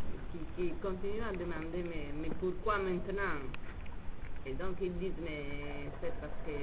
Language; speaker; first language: French; non-native, fluent; Italian